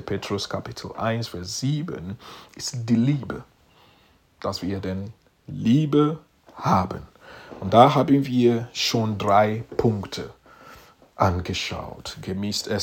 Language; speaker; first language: German; non-native, fluent; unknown